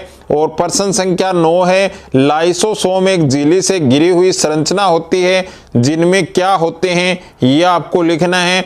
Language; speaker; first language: Hindi; native; Hindi